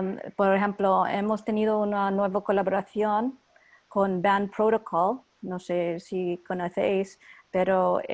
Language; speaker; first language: Spanish; non-native, learner; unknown